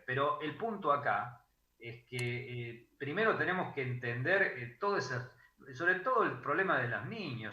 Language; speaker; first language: Spanish; native; Spanish